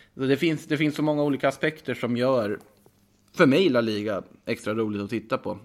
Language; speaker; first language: Swedish; native; Swedish